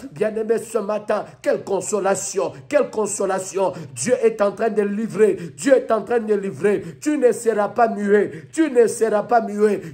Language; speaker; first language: French; non-native, local second language; Lingala